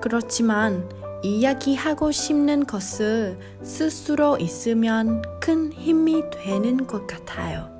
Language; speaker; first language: Korean; non-native, learner; Vietnamese